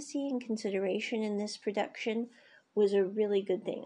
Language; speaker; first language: English; native; English